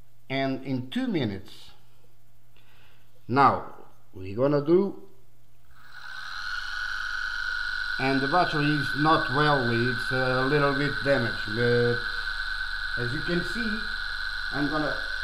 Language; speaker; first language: English; non-native, learner; Portuguese